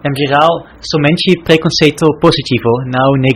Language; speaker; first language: Portuguese; non-native, learner; Dutch